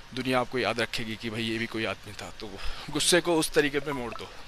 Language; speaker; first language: Hindi; native; Hindi